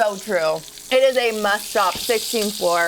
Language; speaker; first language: English; native; English